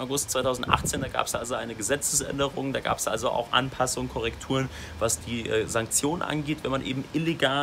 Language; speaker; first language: German; native; German